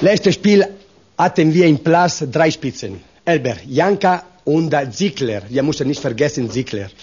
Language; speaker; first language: German; non-native, learner; Italian